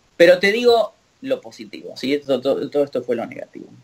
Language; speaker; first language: Spanish; native; Spanish